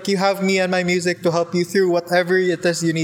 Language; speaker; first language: English; non-native, local second language; Cebuano